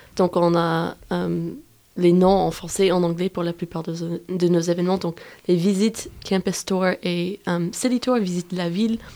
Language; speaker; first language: French; non-native, fluent; English